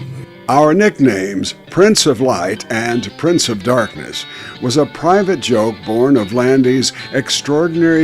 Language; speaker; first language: English; native; English